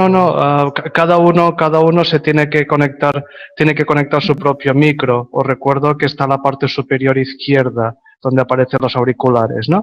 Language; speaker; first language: Spanish; native; Spanish